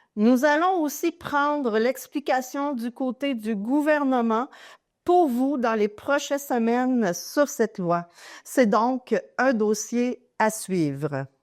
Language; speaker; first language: French; native; French